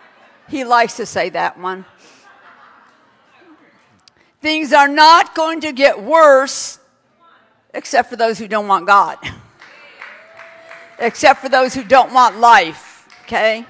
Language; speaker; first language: English; native; English